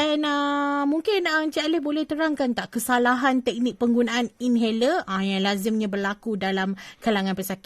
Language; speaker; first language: Malay; native; Malay